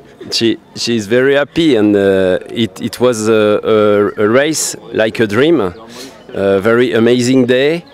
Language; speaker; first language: English; non-native, fluent; French